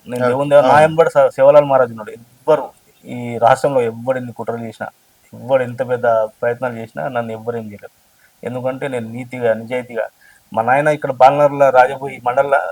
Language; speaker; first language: Telugu; non-native, local second language; Lambadi